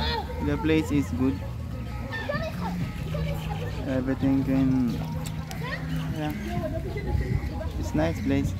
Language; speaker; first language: English; non-native, local second language; Filipino